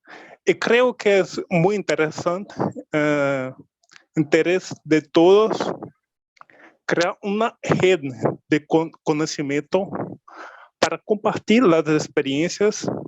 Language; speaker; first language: Spanish; non-native, learner; Portuguese